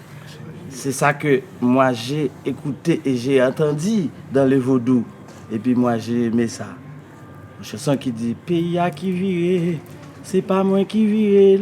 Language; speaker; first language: French; non-native, learner; Haitian Creole